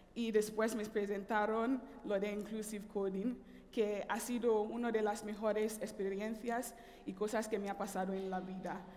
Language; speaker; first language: Spanish; non-native, fluent; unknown